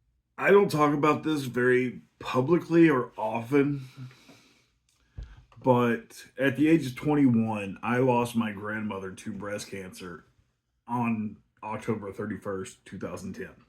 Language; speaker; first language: English; native; English